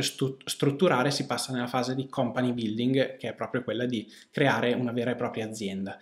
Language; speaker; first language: Italian; native; Italian